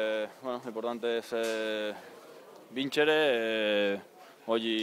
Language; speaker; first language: Italian; non-native, learner; Spanish